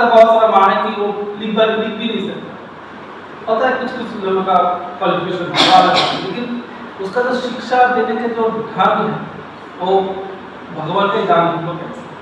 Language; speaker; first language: Hindi; non-native, local second language; Bangla